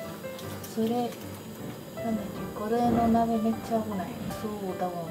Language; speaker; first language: Japanese; non-native, learner; Spanish